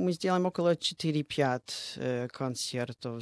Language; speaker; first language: Russian; non-native, fluent; English